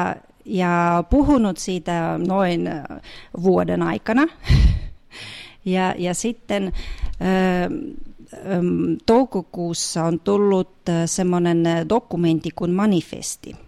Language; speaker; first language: Finnish; non-native, fluent; Russian